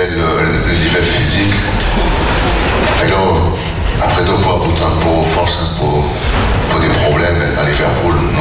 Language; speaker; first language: Italian; non-native, fluent; French